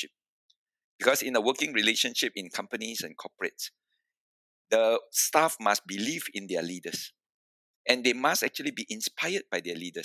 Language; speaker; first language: English; non-native, local second language; Min Nan Chinese